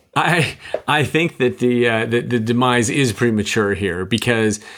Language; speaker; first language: English; native; English